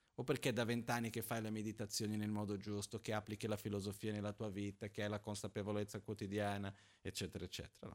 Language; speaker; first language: Italian; non-native, fluent; Portuguese